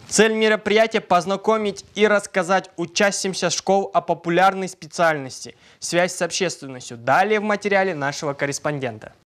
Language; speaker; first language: Russian; non-native, local second language; Kazakh